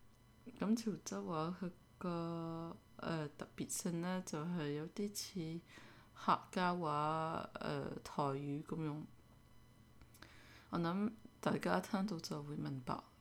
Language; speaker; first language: Cantonese; early bilingual, heritage; Cantonese